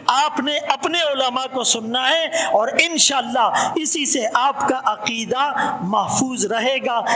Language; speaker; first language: Urdu; non-native, local second language; Pashto